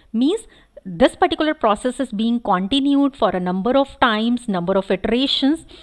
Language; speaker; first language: English; non-native, local second language; Hindi